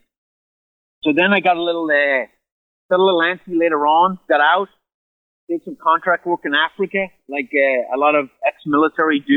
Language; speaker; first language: English; native; English